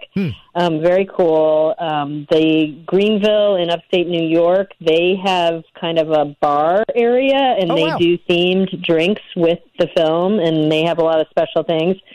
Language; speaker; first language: English; native; English